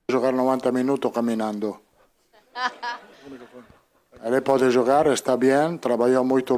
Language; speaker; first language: Portuguese; non-native, fluent; Italian